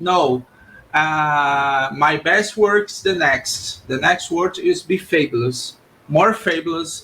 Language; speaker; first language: English; non-native, learner; Portuguese